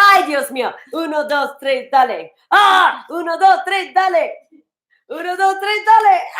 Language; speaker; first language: Spanish; non-native, fluent; English